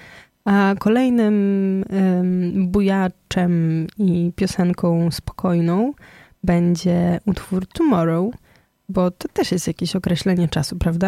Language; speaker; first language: Polish; native; Polish